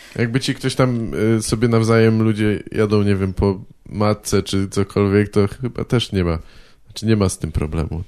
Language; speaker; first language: Polish; native; Polish